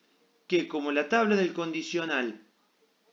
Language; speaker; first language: Spanish; native; Spanish